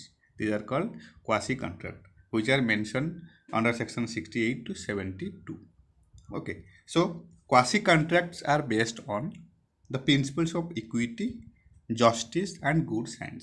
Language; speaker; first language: English; non-native, local second language; Hindi